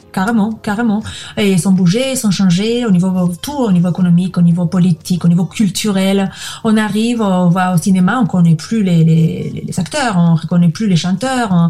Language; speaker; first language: French; non-native, fluent; Spanish